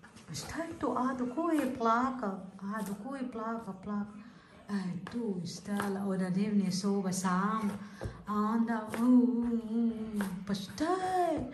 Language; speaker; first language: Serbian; non-native, learner; Filipino